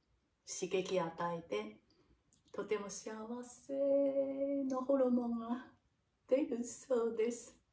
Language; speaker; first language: Japanese; non-native, learner; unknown